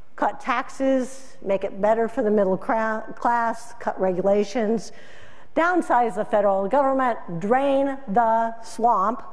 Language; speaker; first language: English; native; English